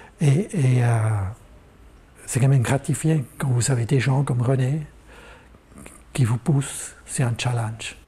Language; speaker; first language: French; non-native, local second language; German